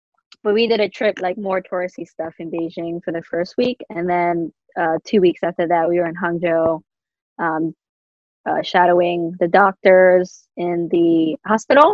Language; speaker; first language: English; native; English